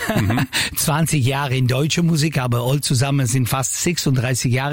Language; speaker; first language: German; non-native, fluent; Italian